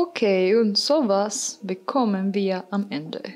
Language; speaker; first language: German; non-native, fluent; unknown